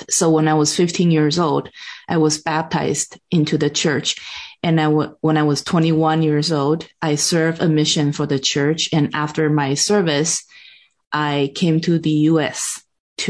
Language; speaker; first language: English; non-native, fluent; Chinese